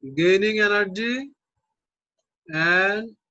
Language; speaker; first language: English; non-native, local second language; Bangla